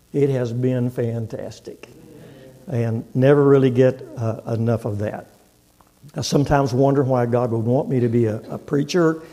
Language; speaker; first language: English; native; English